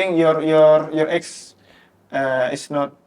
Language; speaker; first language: English; non-native, learner; Indonesian